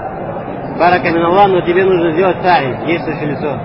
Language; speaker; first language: Russian; native; Russian